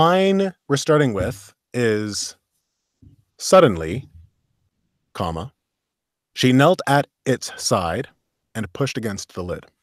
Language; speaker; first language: English; native; English